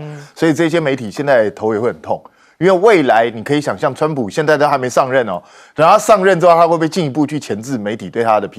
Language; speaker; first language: Chinese; native; Chinese